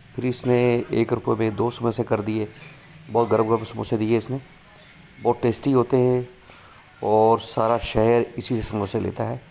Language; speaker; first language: Urdu; native; Urdu